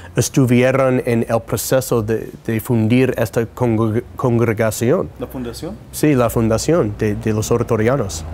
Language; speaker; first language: Spanish; non-native, fluent; English